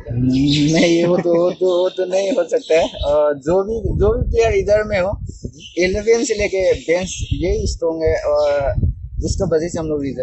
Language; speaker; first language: Hindi; non-native, local second language; Manipuri